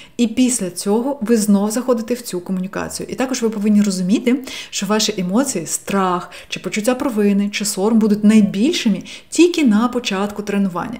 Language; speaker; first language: Ukrainian; non-native, local second language; Russian